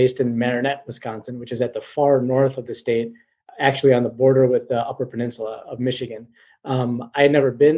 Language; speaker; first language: English; native; English